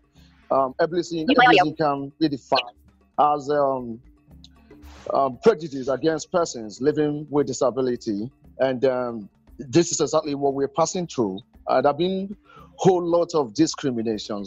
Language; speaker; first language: English; non-native, local second language; Igbo